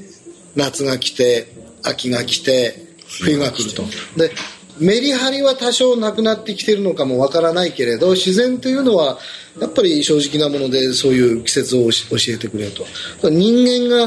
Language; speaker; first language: Japanese; native; Japanese